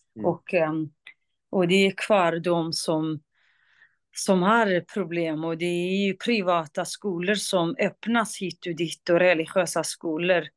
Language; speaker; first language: Swedish; non-native, fluent; Kurdish